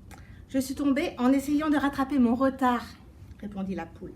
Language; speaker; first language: French; native; French